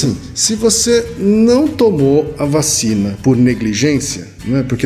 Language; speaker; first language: Portuguese; native; Portuguese